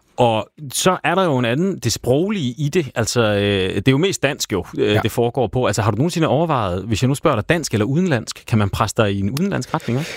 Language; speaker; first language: Danish; native; Danish